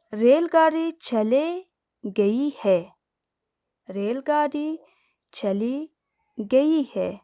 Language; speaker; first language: Hindi; non-native, fluent; Persian